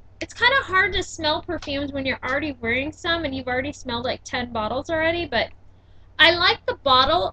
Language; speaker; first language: English; native; English